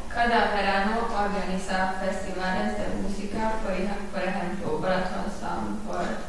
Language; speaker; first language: Spanish; non-native, learner; Hungarian